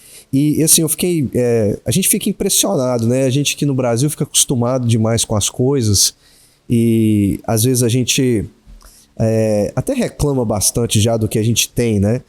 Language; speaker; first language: Portuguese; native; Portuguese